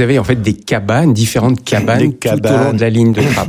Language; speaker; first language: French; native; French